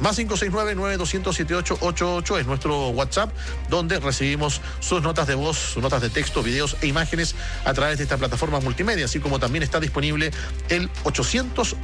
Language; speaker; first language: Spanish; native; Spanish